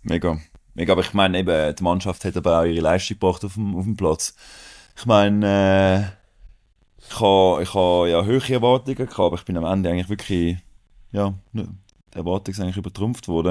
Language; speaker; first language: German; native; German